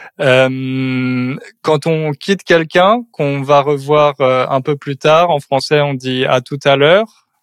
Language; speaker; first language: French; native; French